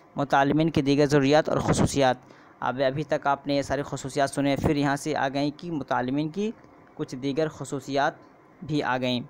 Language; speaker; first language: Urdu; native; Urdu